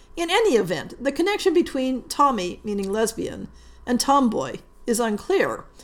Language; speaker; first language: English; native; English